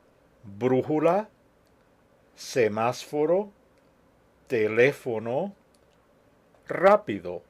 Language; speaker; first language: Spanish; non-native, fluent; English